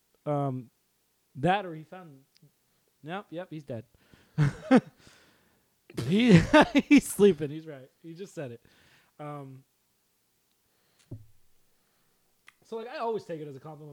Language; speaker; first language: English; early bilingual, other home language; Spanish